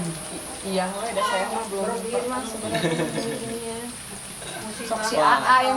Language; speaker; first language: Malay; non-native, local second language; Sundanese